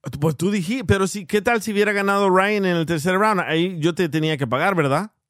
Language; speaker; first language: Spanish; early bilingual, heritage; Spanish